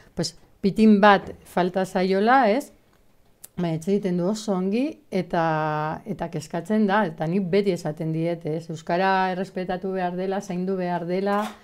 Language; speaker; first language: Basque; non-native, local second language; Spanish